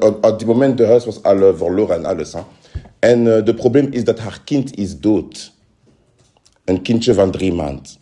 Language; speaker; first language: Dutch; non-native, fluent; French